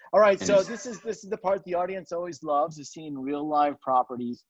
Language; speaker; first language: English; native; English